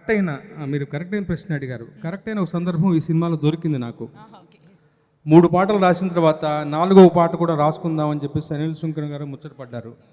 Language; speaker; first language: Telugu; native; Telugu